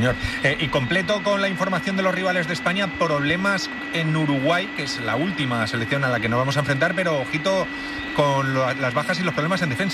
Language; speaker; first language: Spanish; native; Spanish